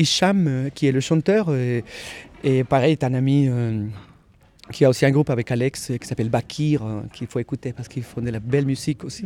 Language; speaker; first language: French; native; French